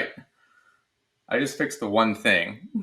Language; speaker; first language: English; native; English